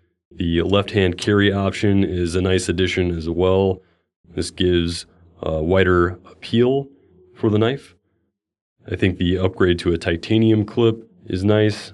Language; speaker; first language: English; native; English